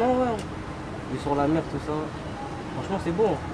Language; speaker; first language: French; non-native, fluent; Portuguese